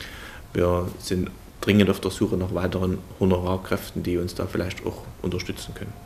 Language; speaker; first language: German; native; German